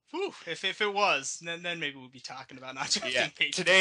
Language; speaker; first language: English; native; English